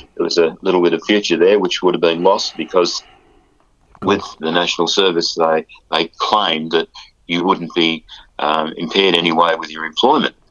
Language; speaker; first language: English; native; English